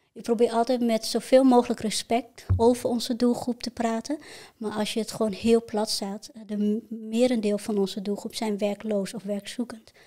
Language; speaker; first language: Dutch; native; Dutch